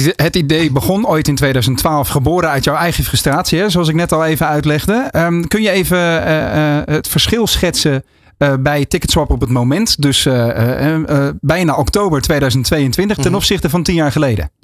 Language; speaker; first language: Dutch; native; Dutch